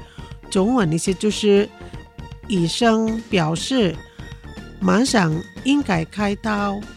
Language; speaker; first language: Chinese; non-native, fluent; Indonesian